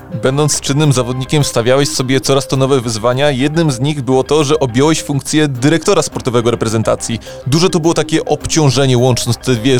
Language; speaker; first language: Polish; native; Polish